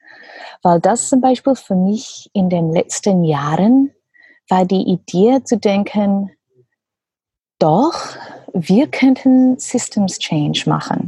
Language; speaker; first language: German; non-native, learner; English